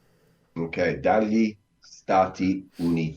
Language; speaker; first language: Italian; non-native, learner; English